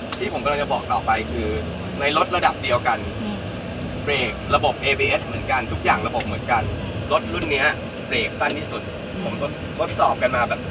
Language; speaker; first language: Thai; native; Thai